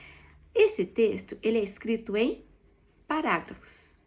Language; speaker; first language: Portuguese; native; Portuguese